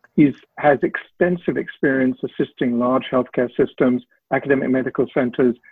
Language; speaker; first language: English; native; English